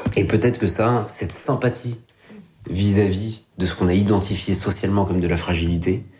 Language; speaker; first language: French; native; French